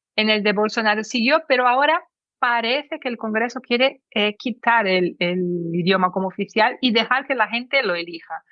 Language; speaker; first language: Spanish; early bilingual, heritage; Portuguese